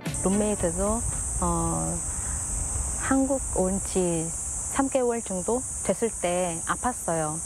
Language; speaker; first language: Korean; non-native, fluent; Vietnamese